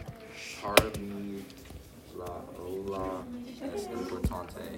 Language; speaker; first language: Spanish; non-native, learner; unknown